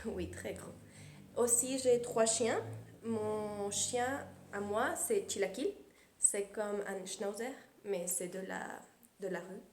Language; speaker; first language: French; early bilingual, heritage; Spanish